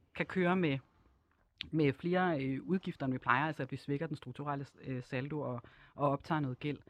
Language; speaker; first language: Danish; native; Danish